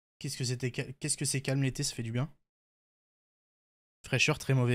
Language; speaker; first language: French; native; French